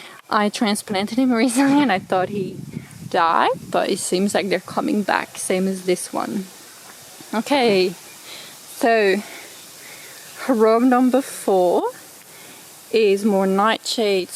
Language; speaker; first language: English; non-native, fluent; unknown